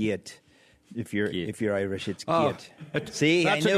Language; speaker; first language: English; native; English